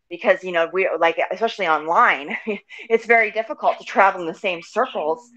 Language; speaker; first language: English; native; English